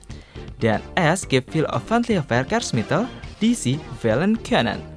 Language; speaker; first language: German; non-native, fluent; Indonesian